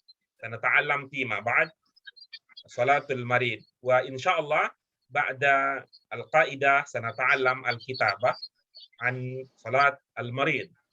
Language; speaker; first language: Arabic; non-native, fluent; Indonesian